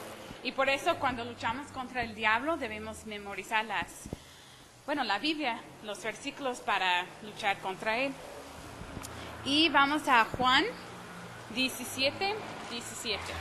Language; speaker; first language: Spanish; non-native, fluent; English